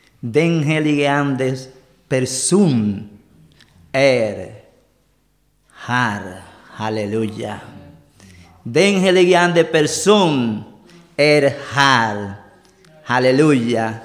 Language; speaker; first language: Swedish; non-native, learner; Spanish